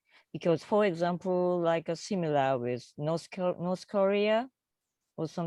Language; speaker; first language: English; non-native, learner; Japanese